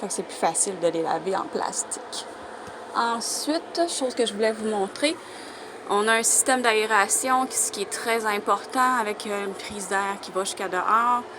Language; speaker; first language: French; native; French